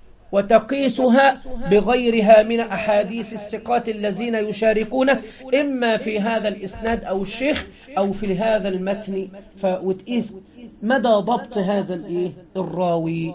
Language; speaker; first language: Arabic; native; Arabic